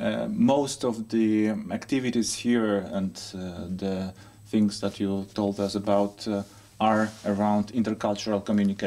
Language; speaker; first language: English; non-native, fluent; Polish